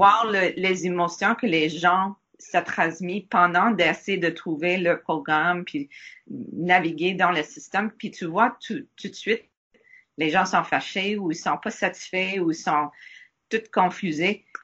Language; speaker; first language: French; non-native, learner; English